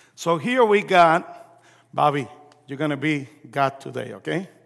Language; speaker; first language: English; early bilingual, other home language; Spanish